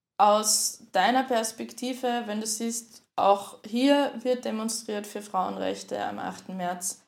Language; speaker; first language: German; native; German